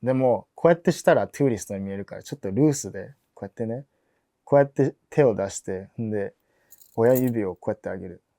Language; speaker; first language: Japanese; early bilingual, other home language; English